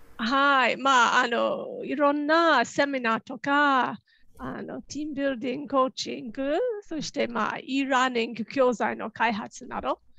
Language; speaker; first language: Japanese; non-native, fluent; English